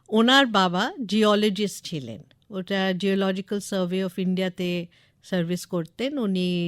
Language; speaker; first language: Bangla; non-native, local second language; English